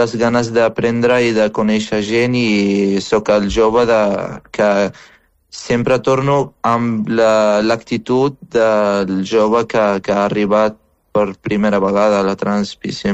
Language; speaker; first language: Catalan; non-native, fluent; Arabic